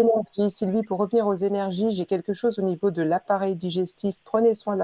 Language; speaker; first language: French; native; French